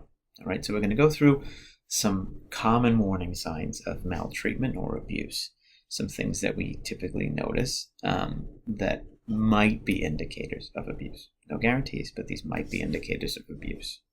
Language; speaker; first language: English; native; English